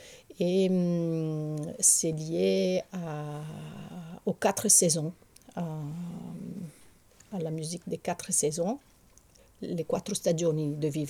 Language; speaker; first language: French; non-native, fluent; Italian